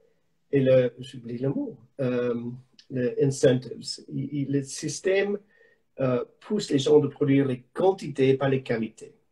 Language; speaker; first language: French; non-native, learner; English